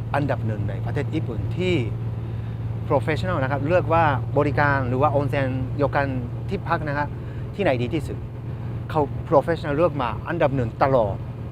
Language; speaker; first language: Thai; non-native, fluent; Japanese